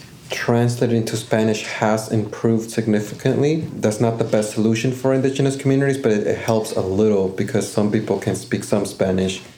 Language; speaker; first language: English; early bilingual, other home language; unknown